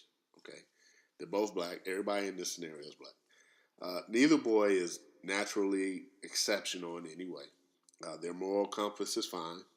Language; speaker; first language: English; native; English